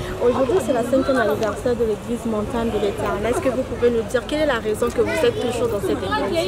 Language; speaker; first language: French; non-native, local second language; Lingala